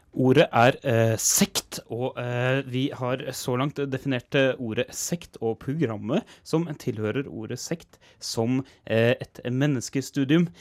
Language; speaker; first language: Norwegian; native; Norwegian